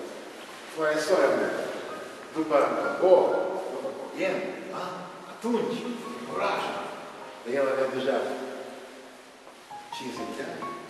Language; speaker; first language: Romanian; non-native, local second language; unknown